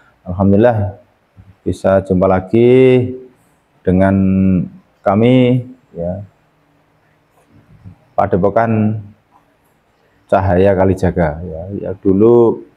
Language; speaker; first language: Indonesian; native; Indonesian